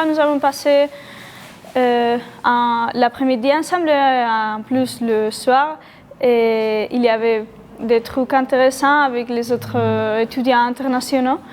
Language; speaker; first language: French; non-native, learner; Spanish